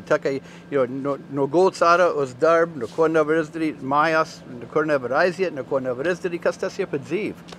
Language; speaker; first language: Latvian; early bilingual, heritage; English